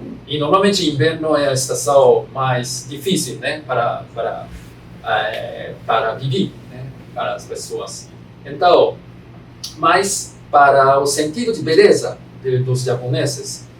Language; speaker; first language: Portuguese; non-native, fluent; Japanese